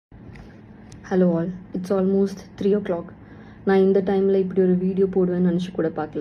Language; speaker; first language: Tamil; non-native, local second language; Malayalam